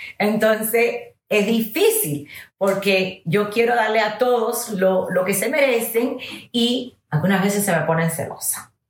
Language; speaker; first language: Spanish; early bilingual, heritage; English